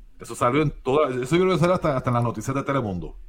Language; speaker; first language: Spanish; native; Spanish